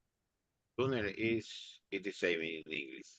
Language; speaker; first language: English; non-native, learner; Spanish